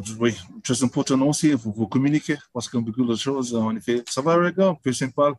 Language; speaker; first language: French; non-native, learner; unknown